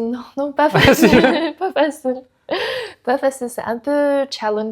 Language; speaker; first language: French; non-native, learner; Chinese